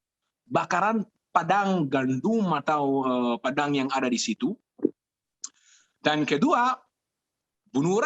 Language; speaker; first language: Indonesian; non-native, fluent; Hebrew